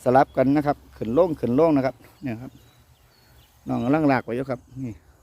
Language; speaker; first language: Thai; non-native, local second language; Northeastern Thai